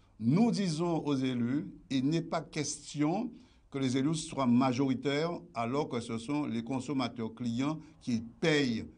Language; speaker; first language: French; native; French